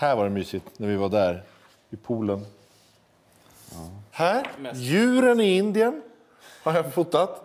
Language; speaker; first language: Swedish; native; Swedish